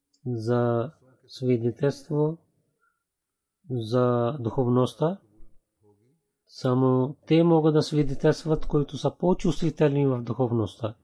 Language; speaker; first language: Bulgarian; non-native, learner; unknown